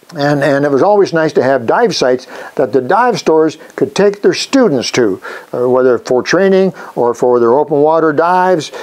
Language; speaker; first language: English; native; English